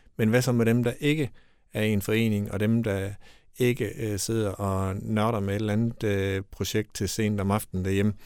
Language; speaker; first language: Danish; native; Danish